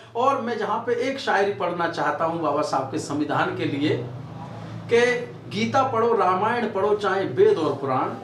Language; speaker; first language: Hindi; native; Hindi